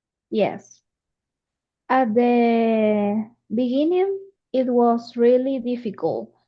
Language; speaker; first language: English; non-native, learner; Spanish